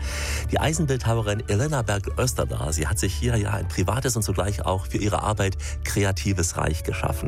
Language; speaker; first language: German; native; German